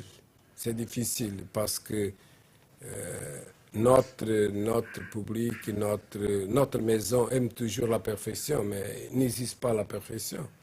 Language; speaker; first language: French; non-native, learner; Portuguese